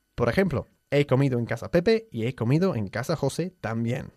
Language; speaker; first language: Spanish; non-native, fluent; English